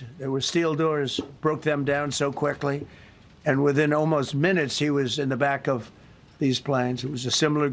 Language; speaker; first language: English; native; English